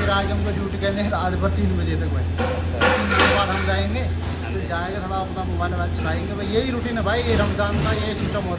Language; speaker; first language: Hindi; native; Hindi